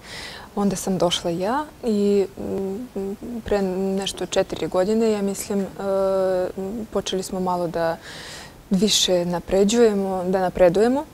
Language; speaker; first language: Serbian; non-native, fluent; Russian